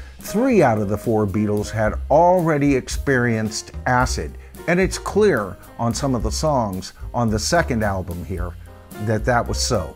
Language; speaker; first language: English; native; English